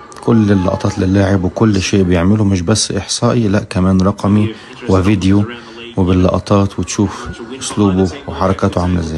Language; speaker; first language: Arabic; native; Arabic